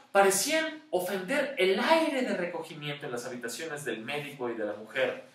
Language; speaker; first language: Spanish; native; Spanish